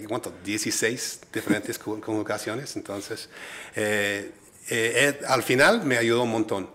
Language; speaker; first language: Spanish; non-native, fluent; English